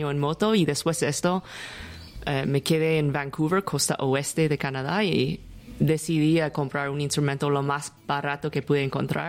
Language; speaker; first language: Spanish; non-native, learner; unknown